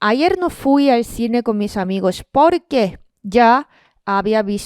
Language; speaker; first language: Spanish; non-native, fluent; Korean